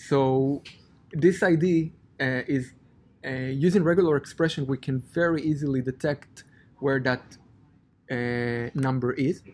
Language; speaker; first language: English; non-native, fluent; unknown